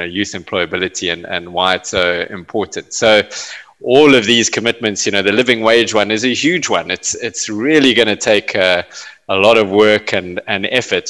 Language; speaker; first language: English; native; English